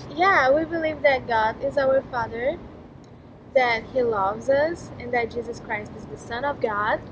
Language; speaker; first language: English; non-native, fluent; Portuguese